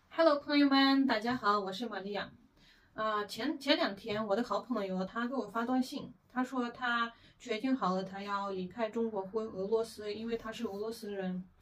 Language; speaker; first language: Chinese; non-native, fluent; Russian